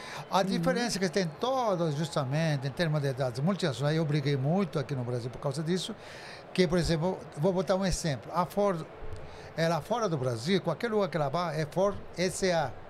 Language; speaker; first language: Portuguese; non-native, fluent; Spanish